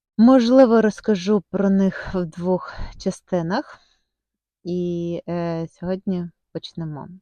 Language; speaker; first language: Ukrainian; non-native, local second language; Russian